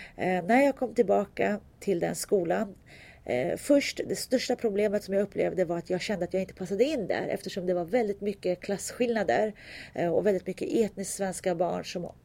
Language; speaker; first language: Swedish; early bilingual, other home language; Turkish